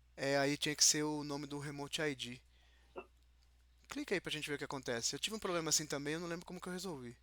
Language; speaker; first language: Portuguese; native; Portuguese